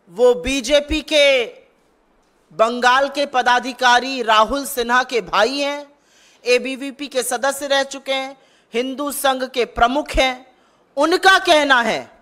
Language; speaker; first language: Hindi; native; Hindi